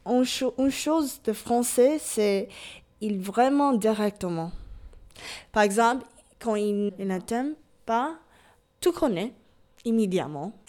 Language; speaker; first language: French; non-native, learner; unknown